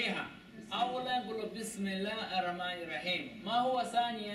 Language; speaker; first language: Arabic; non-native, learner; Chinese